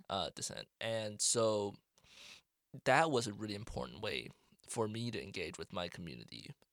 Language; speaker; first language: English; non-native, fluent; Chinese